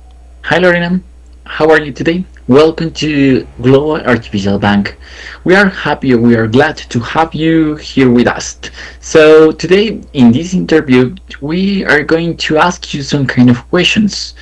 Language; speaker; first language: English; non-native, learner; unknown